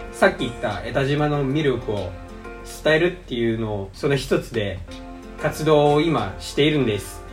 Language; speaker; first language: Japanese; early bilingual, other home language; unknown